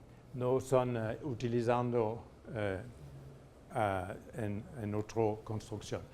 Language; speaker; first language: Spanish; non-native, fluent; French